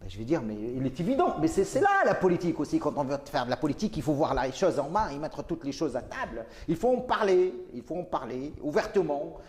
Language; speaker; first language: French; non-native, local second language; Arabic